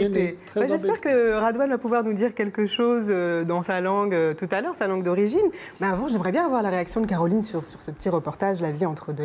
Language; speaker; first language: French; native; French